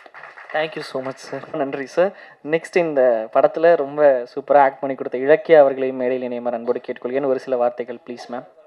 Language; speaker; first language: Tamil; native; Tamil